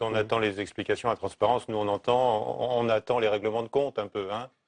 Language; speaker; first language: French; native; French